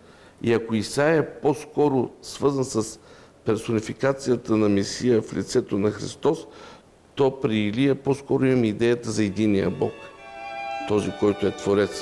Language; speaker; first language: Bulgarian; native; Bulgarian